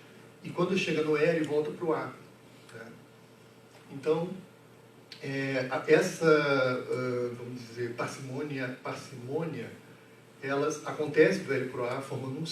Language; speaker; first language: Portuguese; native; Portuguese